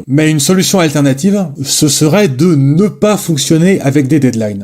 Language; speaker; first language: French; native; French